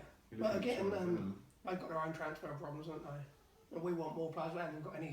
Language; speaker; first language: English; native; English